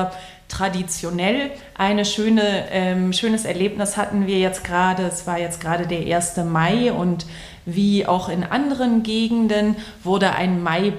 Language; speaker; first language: German; native; German